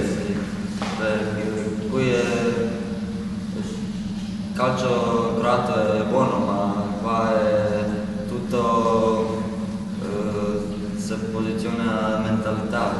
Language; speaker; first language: Italian; non-native, learner; Croatian